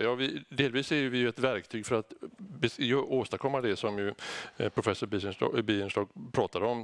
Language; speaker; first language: Swedish; native; Swedish